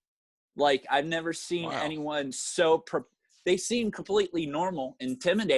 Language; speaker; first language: English; native; English